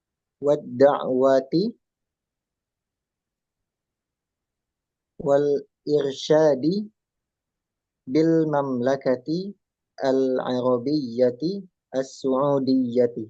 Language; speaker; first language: Arabic; non-native, learner; Indonesian